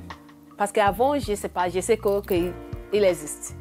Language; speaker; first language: French; non-native, learner; English